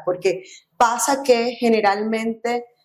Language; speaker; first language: Spanish; native; Spanish